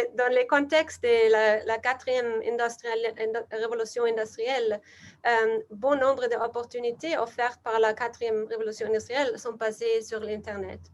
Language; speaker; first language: French; non-native, learner; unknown